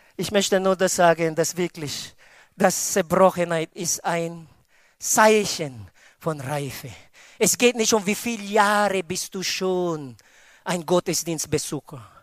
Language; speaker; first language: German; non-native, fluent; Filipino